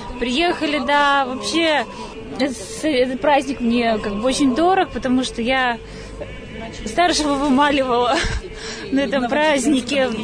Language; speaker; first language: Russian; native; Russian